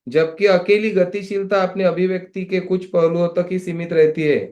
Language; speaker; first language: Hindi; non-native, local second language; Marathi